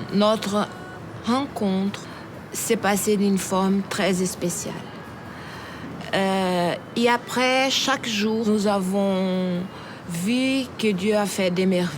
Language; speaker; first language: French; non-native, fluent; Portuguese